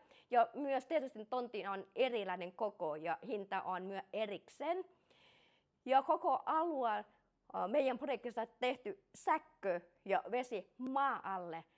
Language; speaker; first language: Finnish; non-native, learner; Thai